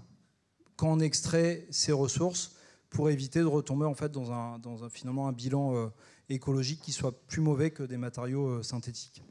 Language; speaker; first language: French; native; French